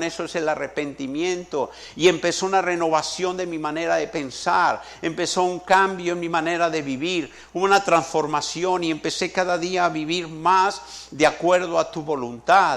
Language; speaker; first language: Spanish; native; Spanish